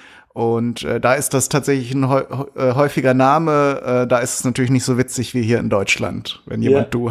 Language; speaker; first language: German; native; German